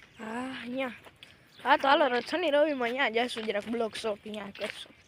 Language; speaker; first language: Gujarati; non-native, local second language; Kachhi